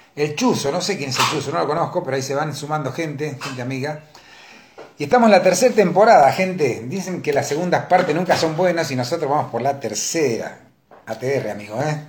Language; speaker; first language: Spanish; native; Spanish